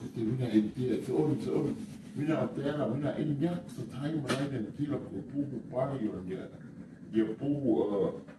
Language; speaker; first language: Finnish; non-native, learner; Thai